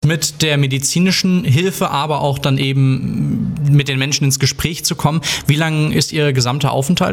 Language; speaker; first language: German; native; German